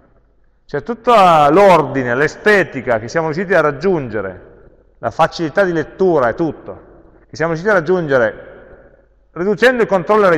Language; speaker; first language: Italian; native; Italian